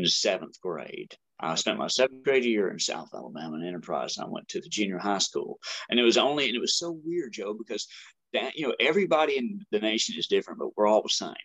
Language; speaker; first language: English; native; English